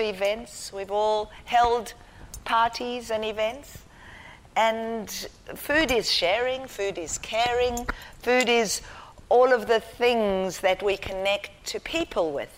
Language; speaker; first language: English; native; English